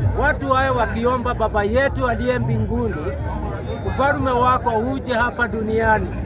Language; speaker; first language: Swahili; non-native, local second language; Kikuyu